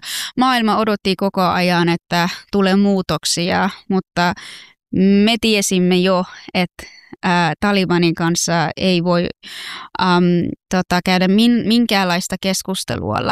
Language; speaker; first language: Finnish; non-native, fluent; Persian